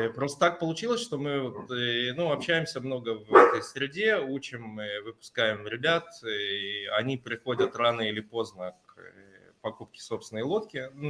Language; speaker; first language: Russian; native; Russian